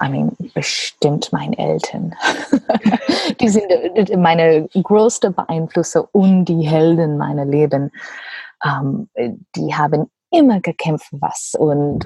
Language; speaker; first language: German; non-native, learner; English